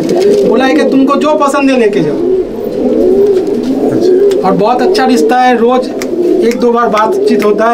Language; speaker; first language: Hindi; non-native, local second language; Bangla